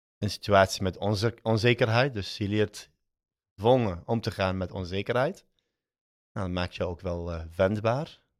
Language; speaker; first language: Dutch; early bilingual, other home language; Arabic